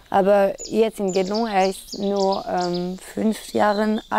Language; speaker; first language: German; non-native, learner; French